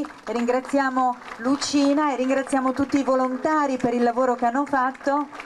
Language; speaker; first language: Italian; native; Italian